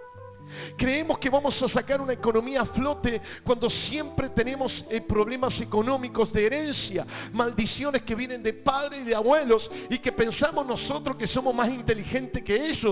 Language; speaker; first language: Spanish; native; Spanish